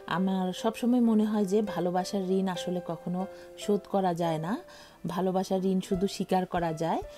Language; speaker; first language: Bangla; native; Bangla